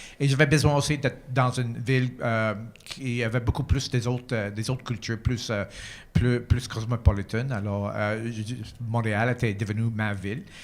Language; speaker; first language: French; non-native, local second language; English